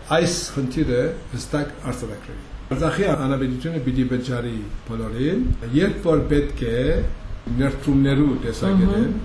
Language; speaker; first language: Armenian; early bilingual, heritage; Armenian